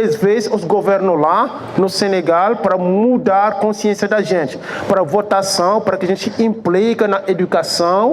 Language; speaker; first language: Portuguese; non-native, fluent; Wolof